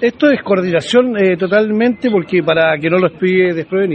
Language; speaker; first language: Spanish; native; Spanish